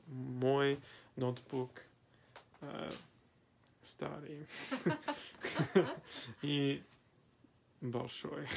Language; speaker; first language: Russian; non-native, learner; English